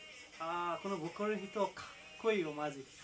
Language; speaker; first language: Japanese; non-native, fluent; Nepali